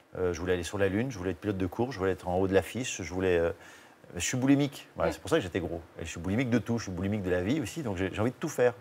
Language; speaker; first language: French; native; French